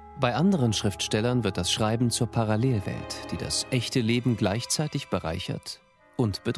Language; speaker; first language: German; native; German